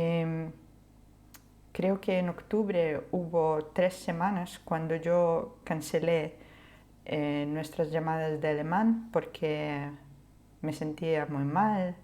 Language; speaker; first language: Spanish; non-native, fluent; Ukrainian